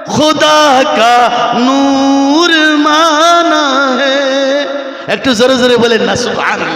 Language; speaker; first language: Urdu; non-native, local second language; Bangla